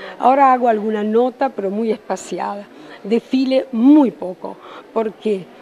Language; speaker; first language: Spanish; early bilingual, other home language; Italian